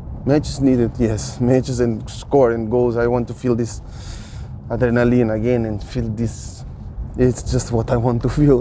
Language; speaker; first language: English; non-native, fluent; Portuguese